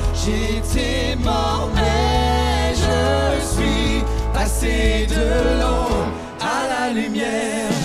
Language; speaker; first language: French; native; French